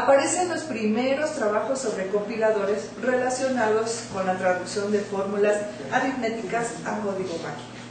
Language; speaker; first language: Spanish; native; Spanish